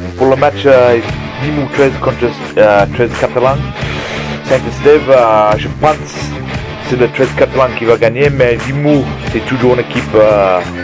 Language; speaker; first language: French; non-native, learner; English